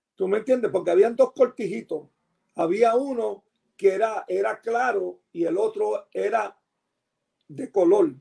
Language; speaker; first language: Spanish; early bilingual, heritage; Spanish